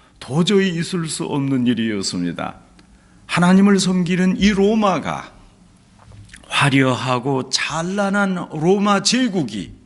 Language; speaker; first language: Korean; native; Korean